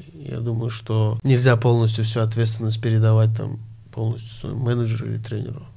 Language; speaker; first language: Russian; early bilingual, other home language; Azerbaijani